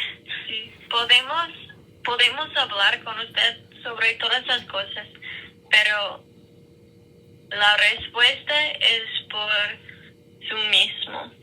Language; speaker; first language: Spanish; non-native, learner; English